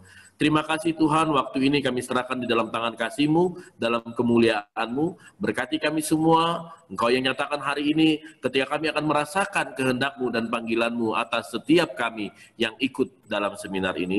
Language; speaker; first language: Indonesian; native; Indonesian